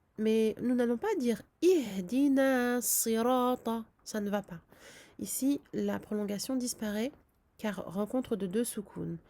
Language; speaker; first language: French; native; French